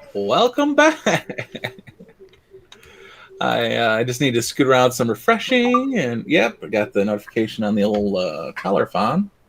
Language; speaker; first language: English; native; English